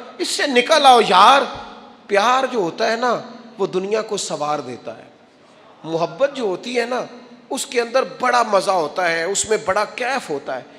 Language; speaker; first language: Urdu; non-native, local second language; Punjabi